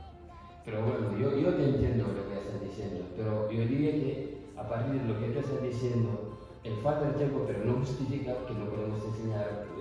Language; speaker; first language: Spanish; non-native, learner; Fula